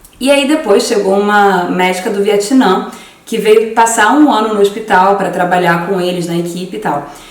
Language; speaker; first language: Portuguese; native; Portuguese